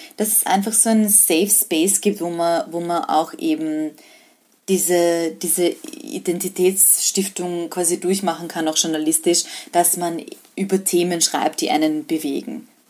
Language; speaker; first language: German; early bilingual, other home language; Serbian